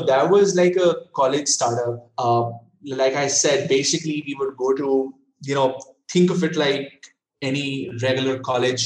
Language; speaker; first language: English; non-native, local second language; Hindi